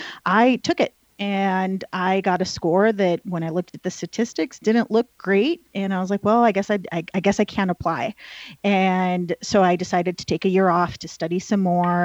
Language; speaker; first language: English; early bilingual, other home language; Spanish